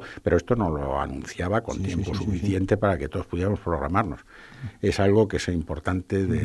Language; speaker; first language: Spanish; native; Spanish